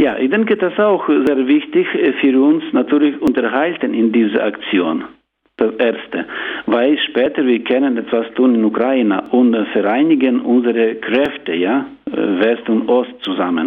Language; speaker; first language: German; non-native, learner; Ukrainian